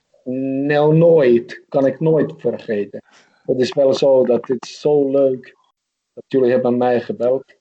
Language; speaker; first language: Dutch; non-native, fluent; Finnish